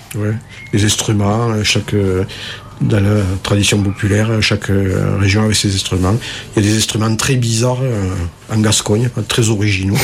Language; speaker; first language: French; native; French